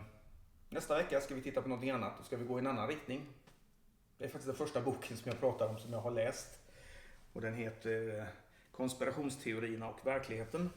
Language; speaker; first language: Swedish; native; Swedish